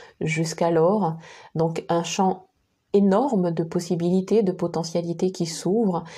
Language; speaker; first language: French; native; French